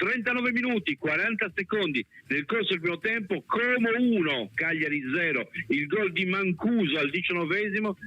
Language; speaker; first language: Italian; native; Italian